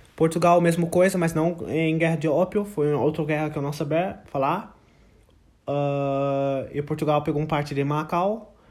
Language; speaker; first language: Portuguese; non-native, learner; English